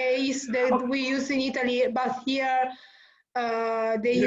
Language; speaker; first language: English; non-native, fluent; Italian